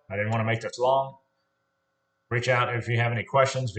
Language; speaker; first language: English; native; English